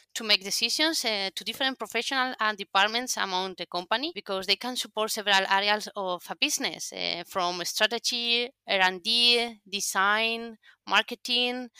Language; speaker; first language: English; non-native, fluent; Spanish